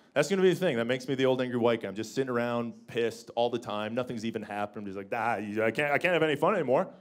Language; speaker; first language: English; native; English